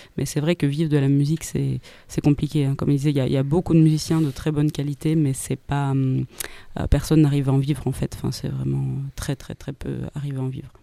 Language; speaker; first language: French; native; French